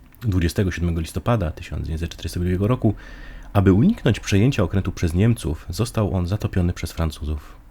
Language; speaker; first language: Polish; native; Polish